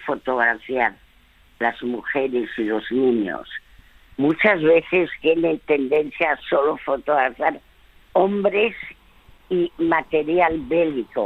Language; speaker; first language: Spanish; early bilingual, other home language; French